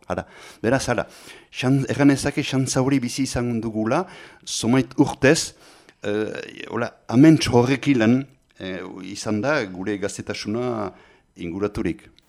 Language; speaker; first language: Basque; native; Basque